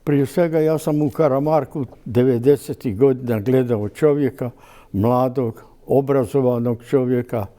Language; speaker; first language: Croatian; native; Croatian